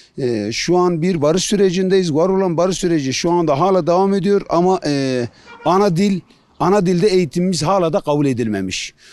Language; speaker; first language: Turkish; non-native, local second language; Kurdish